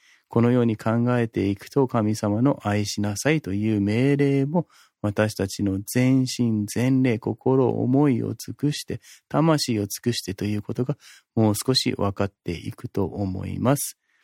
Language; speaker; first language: Japanese; non-native, fluent; English